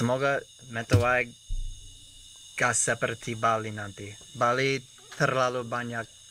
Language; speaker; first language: Indonesian; non-native, learner; English